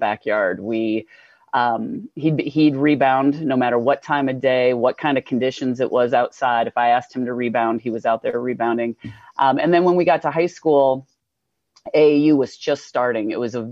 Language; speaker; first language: English; native; English